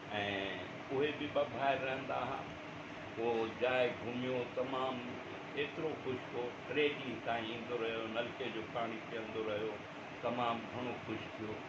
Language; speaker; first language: Sindhi; non-native, local second language; Urdu